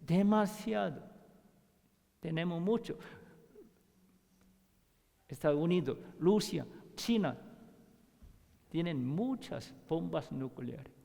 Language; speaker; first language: Spanish; non-native, learner; Korean